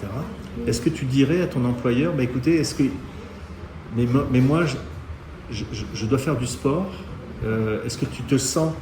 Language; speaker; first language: French; native; French